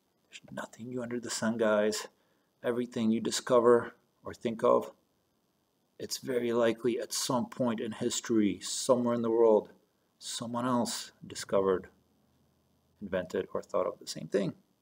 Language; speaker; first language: English; native; English